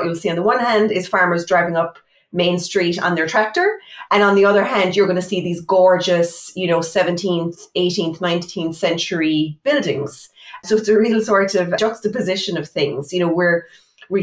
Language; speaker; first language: English; native; English